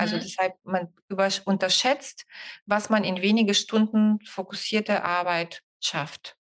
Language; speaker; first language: German; non-native, fluent; Bulgarian